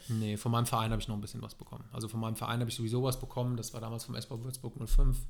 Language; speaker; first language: German; native; German